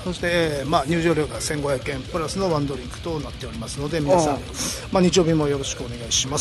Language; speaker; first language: Japanese; native; Japanese